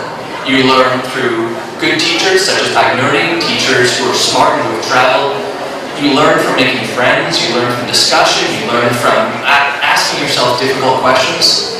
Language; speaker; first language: English; non-native, fluent; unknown